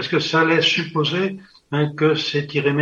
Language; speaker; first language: French; native; French